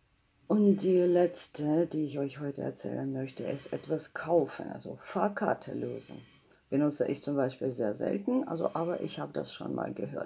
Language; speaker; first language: German; non-native, fluent; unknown